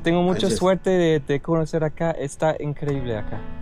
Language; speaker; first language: Spanish; non-native, learner; English